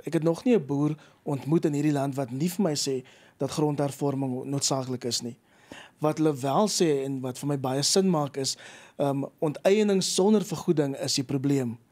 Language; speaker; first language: Afrikaans; native; Afrikaans